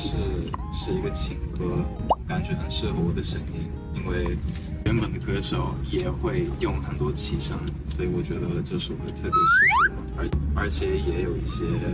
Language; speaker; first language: Chinese; non-native, fluent; Japanese